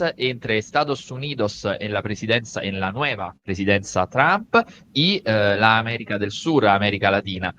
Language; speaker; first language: Spanish; non-native, fluent; Italian